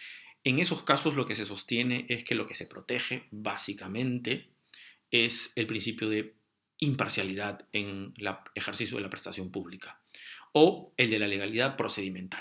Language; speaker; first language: Spanish; native; Spanish